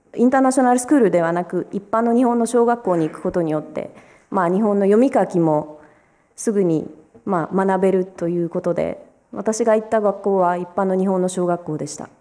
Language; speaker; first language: Japanese; early bilingual, other home language; Romanian